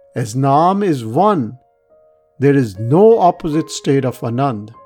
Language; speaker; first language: English; non-native, local second language; Punjabi